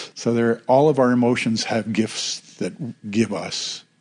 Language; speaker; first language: English; native; English